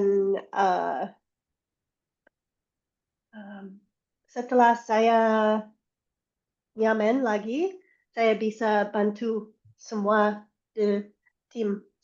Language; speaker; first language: Indonesian; non-native, learner; English